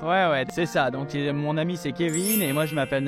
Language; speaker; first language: French; native; French